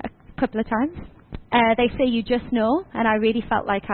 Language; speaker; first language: English; native; English